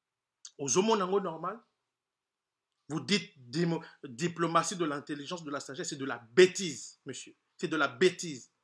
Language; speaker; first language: French; non-native, local second language; Lingala